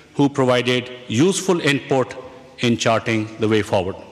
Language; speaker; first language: English; non-native, local second language; Urdu